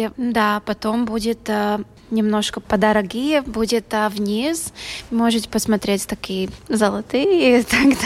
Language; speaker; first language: Russian; non-native, local second language; Latvian